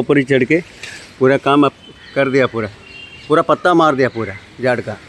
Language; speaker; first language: Hindi; non-native, local second language; Malayalam